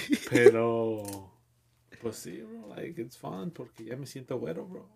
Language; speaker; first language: Spanish; early bilingual, heritage; Spanish